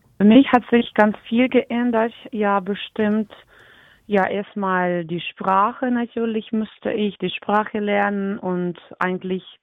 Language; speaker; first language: German; non-native, learner; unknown